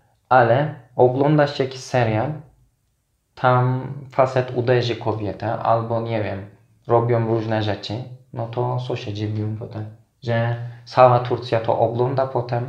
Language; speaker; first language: Polish; non-native, fluent; Turkish